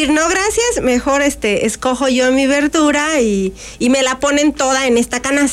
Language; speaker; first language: Spanish; native; Spanish